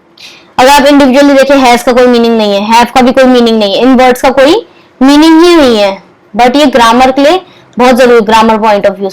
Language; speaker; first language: Hindi; native; Hindi